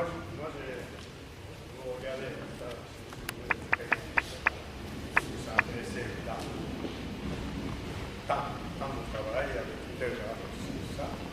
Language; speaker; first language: French; non-native, learner; Japanese